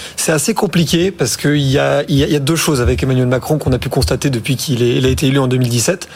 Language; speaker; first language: French; native; French